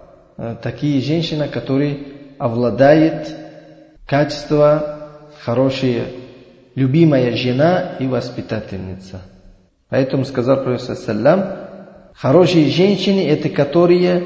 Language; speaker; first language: Russian; non-native, learner; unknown